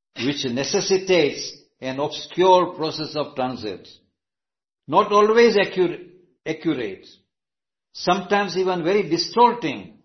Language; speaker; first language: English; non-native, local second language; Gujarati